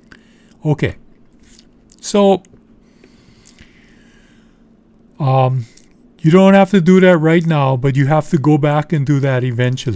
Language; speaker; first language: English; native; English